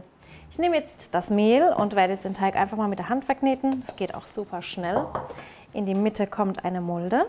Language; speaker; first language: German; native; German